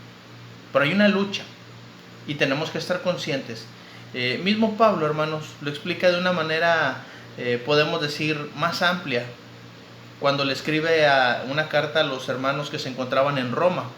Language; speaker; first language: Spanish; native; Spanish